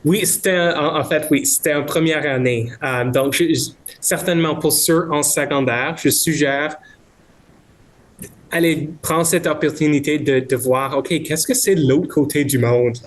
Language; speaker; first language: French; non-native, local second language; English